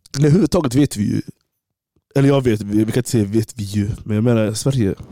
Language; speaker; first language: Swedish; early bilingual, other home language; Somali